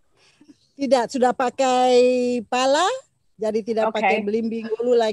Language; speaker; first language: Indonesian; native; Indonesian